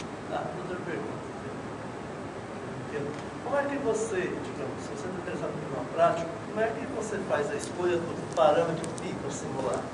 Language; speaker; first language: Portuguese; native; Portuguese